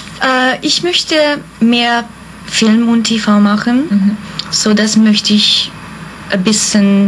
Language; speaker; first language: German; non-native, fluent; Hungarian